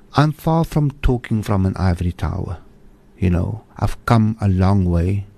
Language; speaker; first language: English; native; English